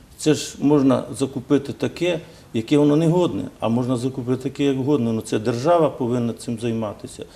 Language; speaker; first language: Ukrainian; native; Ukrainian